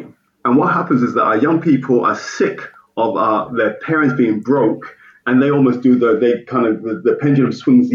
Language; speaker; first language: English; native; English